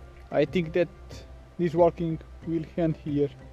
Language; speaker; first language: English; non-native, learner; Portuguese